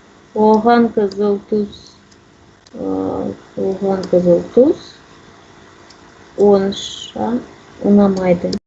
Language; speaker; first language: Kazakh; non-native, learner; Russian